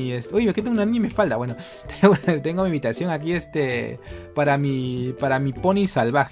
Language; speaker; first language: Spanish; native; Spanish